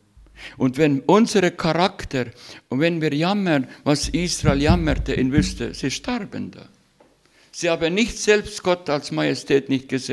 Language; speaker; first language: German; non-native, learner; Russian